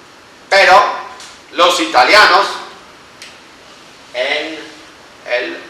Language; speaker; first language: Spanish; non-native, fluent; Italian